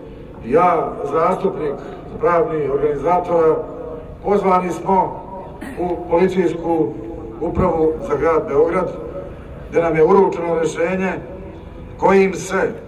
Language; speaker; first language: Bosnian; native; Bosnian